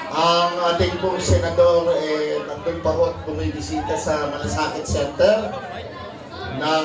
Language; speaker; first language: Filipino; native; Filipino